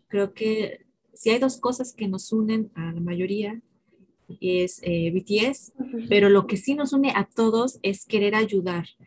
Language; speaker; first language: Spanish; native; Spanish